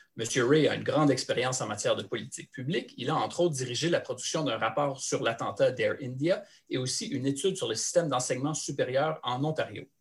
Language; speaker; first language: French; native; French